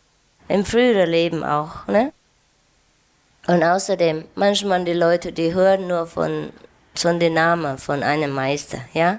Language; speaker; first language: German; non-native, learner; Vietnamese